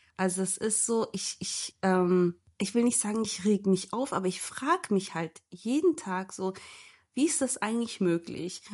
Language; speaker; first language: German; early bilingual, other home language; Turkish